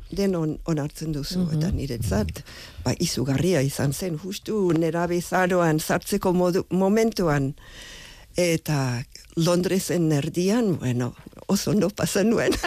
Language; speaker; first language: Basque; early bilingual, other home language; English